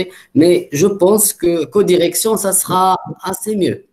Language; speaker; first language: French; non-native, local second language; Arabic